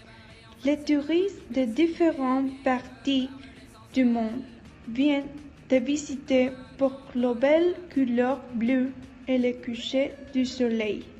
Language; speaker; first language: French; non-native, learner; Spanish